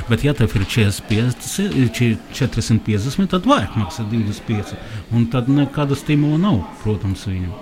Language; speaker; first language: Latvian; non-native, local second language; Russian